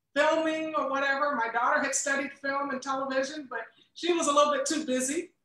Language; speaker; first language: English; native; English